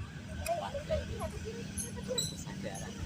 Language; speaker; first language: Malay; native; Malay